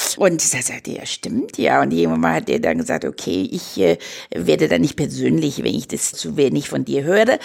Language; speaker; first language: German; non-native, fluent; Chinese